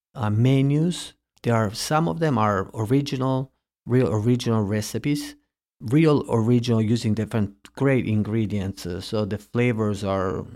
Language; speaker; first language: English; early bilingual, heritage; Italian